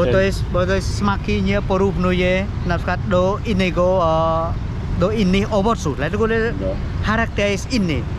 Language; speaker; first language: Polish; non-native, learner; Khmer